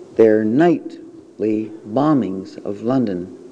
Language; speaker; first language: English; native; English